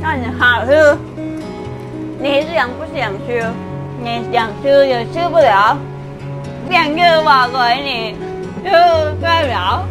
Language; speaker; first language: Chinese; non-native, learner; Thai